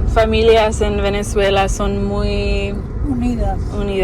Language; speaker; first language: Spanish; non-native, learner; English